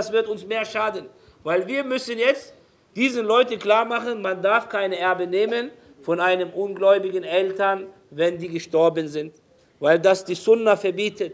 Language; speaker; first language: German; non-native, fluent; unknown